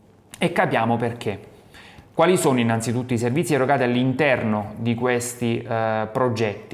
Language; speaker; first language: Italian; native; Italian